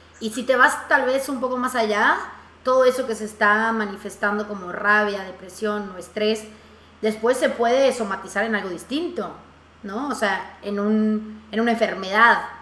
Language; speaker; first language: Spanish; native; Spanish